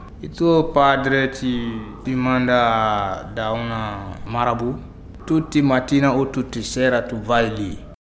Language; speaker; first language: Italian; non-native, learner; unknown